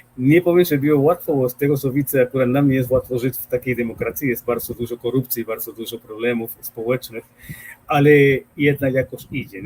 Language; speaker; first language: Polish; non-native, fluent; Spanish